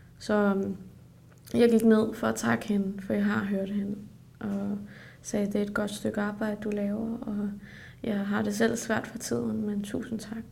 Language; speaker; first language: Danish; early bilingual, other home language; Urdu